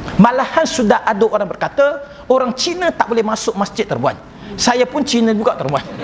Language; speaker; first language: Malay; non-native, local second language; Chinese